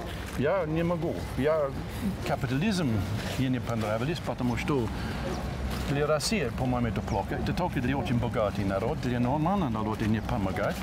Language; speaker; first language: Russian; non-native, fluent; English